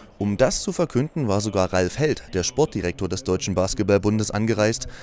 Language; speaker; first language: German; native; German